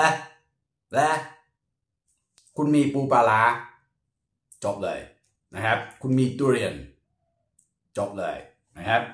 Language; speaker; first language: Thai; non-native, fluent; English